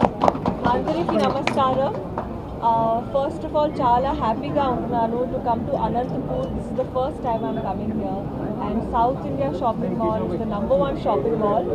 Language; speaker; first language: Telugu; non-native, learner; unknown